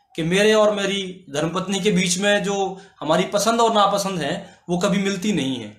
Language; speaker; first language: Hindi; native; Hindi